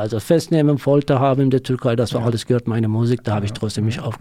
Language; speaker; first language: German; non-native, learner; Kurdish